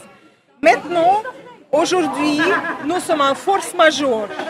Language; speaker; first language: French; non-native, learner; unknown